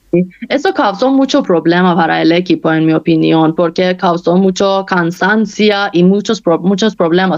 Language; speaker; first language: Spanish; non-native, fluent; Persian